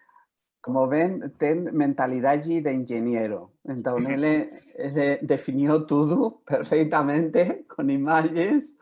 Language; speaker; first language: Portuguese; non-native, fluent; Spanish